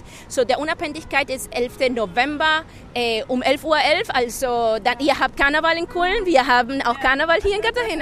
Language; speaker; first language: German; non-native, fluent; Spanish